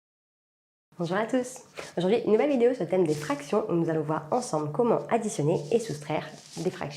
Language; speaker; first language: French; native; French